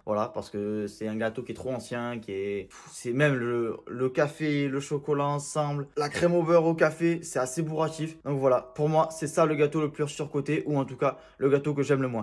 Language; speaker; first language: French; native; French